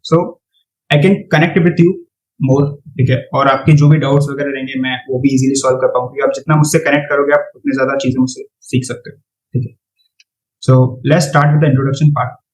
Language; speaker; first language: Hindi; native; Hindi